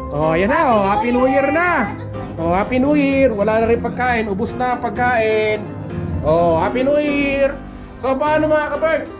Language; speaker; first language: Filipino; native; Filipino